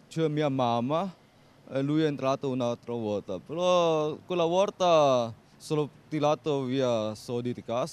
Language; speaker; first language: Italian; non-native, learner; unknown